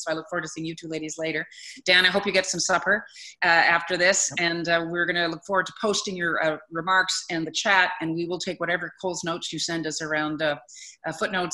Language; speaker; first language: English; native; English